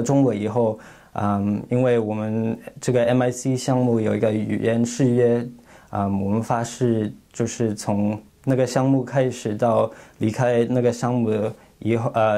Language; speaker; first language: Chinese; non-native, fluent; English